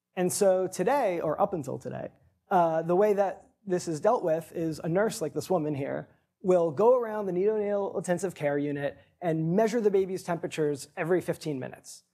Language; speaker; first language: English; native; English